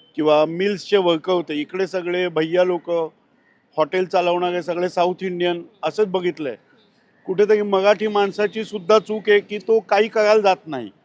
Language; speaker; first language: Marathi; native; Marathi